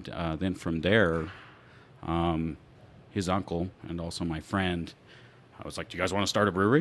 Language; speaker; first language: English; native; English